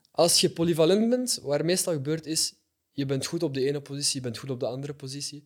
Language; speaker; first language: Dutch; native; Dutch